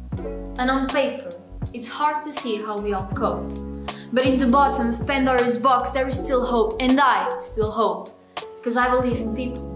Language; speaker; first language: English; non-native, learner; Portuguese